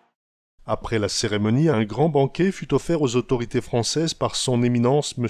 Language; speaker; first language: French; native; French